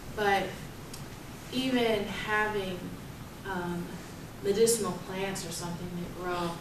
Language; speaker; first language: English; native; English